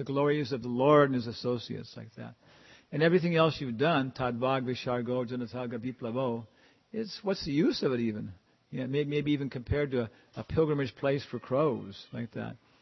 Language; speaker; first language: English; native; English